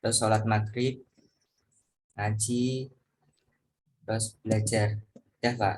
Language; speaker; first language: Indonesian; non-native, local second language; Javanese